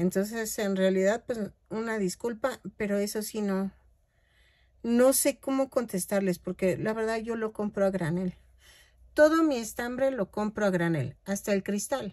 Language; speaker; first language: Spanish; native; Spanish